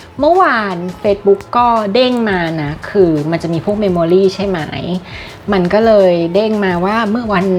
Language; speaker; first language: Thai; native; Thai